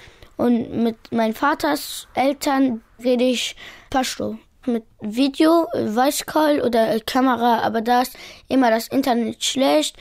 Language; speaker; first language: German; early bilingual, other home language; Pashto